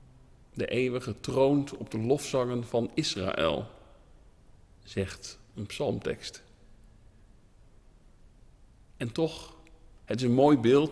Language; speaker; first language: Dutch; native; Dutch